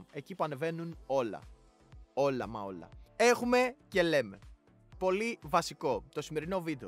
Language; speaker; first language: Greek; native; Greek